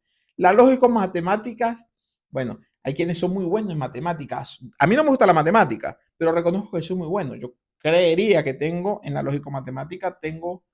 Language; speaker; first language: Spanish; native; Spanish